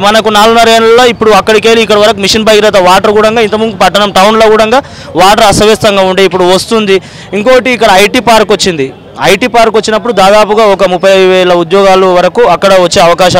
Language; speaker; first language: Telugu; native; Telugu